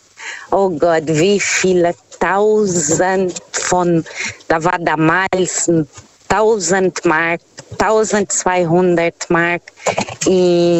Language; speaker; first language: German; non-native, fluent; Portuguese